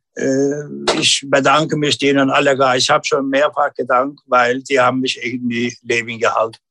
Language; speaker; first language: German; non-native, learner; Turkish